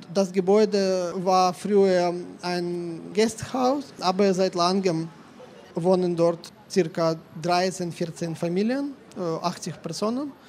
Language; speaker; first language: German; non-native, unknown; Ukrainian